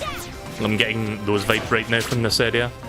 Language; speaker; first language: English; native; English